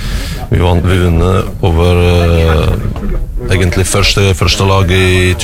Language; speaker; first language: Norwegian; non-native, learner; Russian